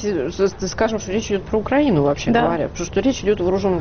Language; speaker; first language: Russian; native; Russian